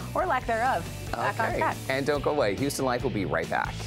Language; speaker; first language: English; native; English